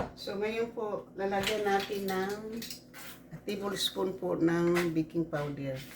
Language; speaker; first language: Filipino; non-native, local second language; Cebuano